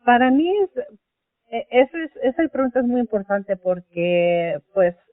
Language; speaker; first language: Spanish; early bilingual, heritage; Spanish